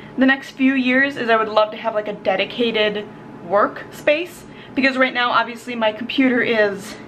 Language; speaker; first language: English; native; English